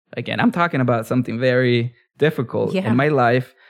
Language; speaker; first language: English; early bilingual, other home language; Spanish